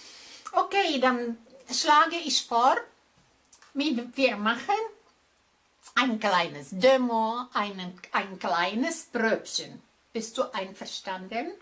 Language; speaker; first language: German; non-native, fluent; Czech